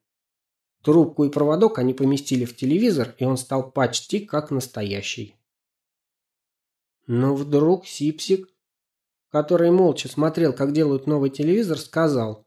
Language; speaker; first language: Russian; native; Russian